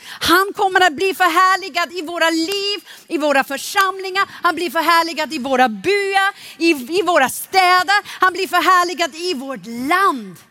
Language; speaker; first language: Swedish; non-native, fluent; German